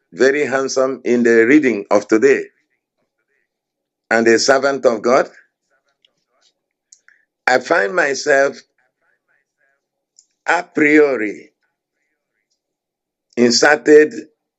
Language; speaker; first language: English; non-native, local second language; Igbo